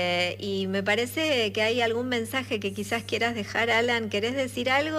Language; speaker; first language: Spanish; native; Spanish